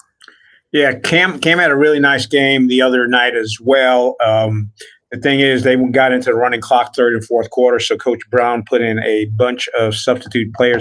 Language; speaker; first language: English; native; English